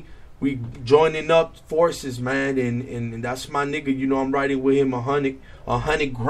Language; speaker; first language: English; native; English